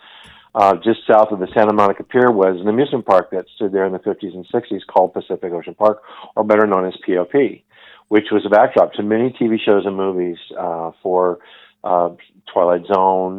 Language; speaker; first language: English; native; English